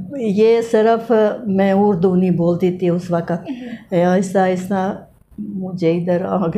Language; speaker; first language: Hindi; non-native, learner; Bosnian